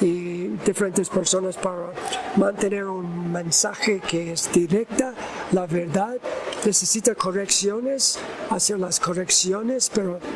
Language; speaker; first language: Spanish; non-native, learner; English